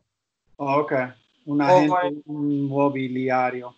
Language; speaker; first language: Spanish; non-native, learner; English